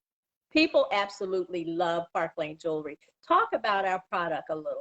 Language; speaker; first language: English; native; English